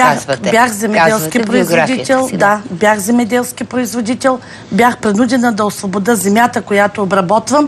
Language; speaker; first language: Bulgarian; native; Bulgarian